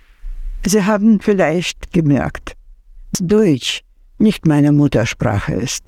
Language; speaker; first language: German; non-native, fluent; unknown